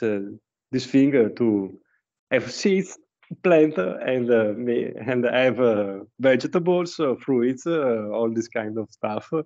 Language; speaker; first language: English; non-native, learner; Italian